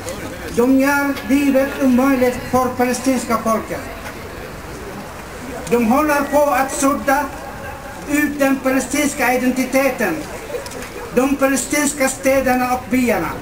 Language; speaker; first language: Swedish; non-native, fluent; Arabic